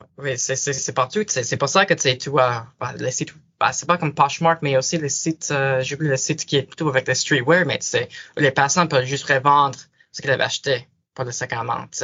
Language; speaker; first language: French; non-native, learner; English